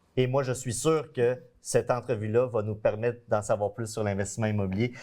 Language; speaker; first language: French; native; French